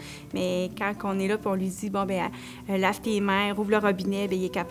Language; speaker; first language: French; native; French